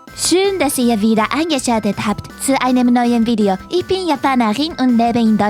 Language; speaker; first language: German; non-native, fluent; Japanese